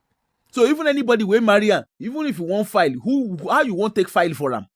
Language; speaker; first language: Nigerian Pidgin; non-native, local second language; Yoruba